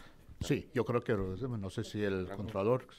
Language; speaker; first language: Spanish; non-native, fluent; English